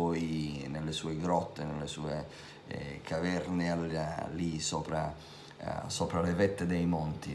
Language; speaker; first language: Italian; native; Italian